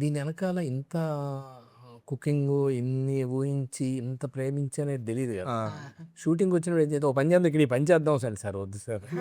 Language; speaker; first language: Telugu; native; Telugu